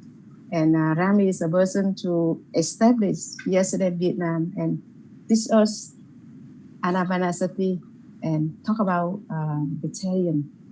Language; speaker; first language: English; non-native, learner; Vietnamese